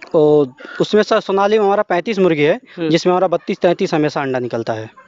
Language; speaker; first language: Hindi; native; Hindi